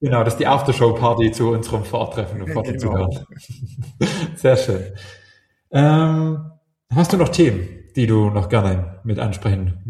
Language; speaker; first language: German; native; German